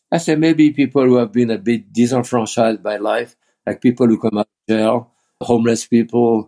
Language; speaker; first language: English; non-native, fluent; French